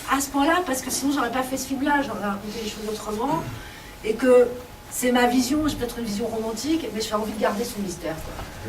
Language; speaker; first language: French; native; French